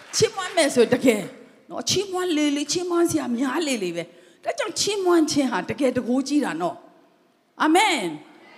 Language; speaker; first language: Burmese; non-native, local second language; Tedim Chin